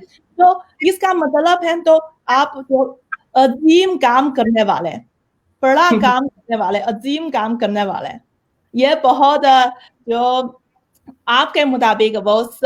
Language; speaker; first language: Hindi; non-native, fluent; Chinese